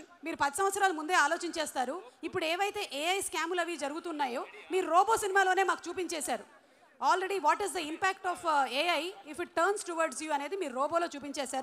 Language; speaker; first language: Telugu; native; Telugu